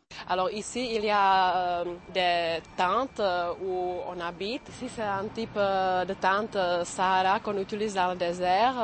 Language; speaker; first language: French; non-native, fluent; Czech